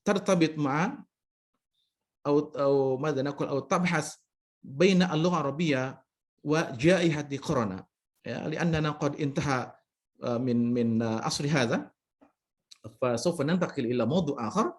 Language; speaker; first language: Arabic; non-native, fluent; Indonesian